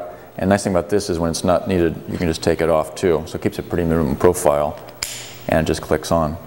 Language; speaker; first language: English; native; English